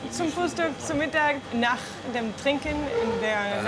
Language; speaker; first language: German; non-native, learner; Hebrew